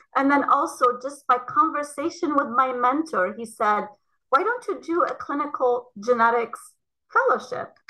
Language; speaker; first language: English; non-native, fluent; Arabic